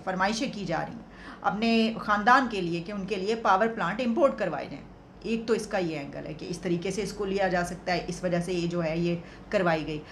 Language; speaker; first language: Urdu; native; Urdu